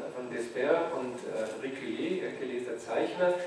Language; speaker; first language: German; native; German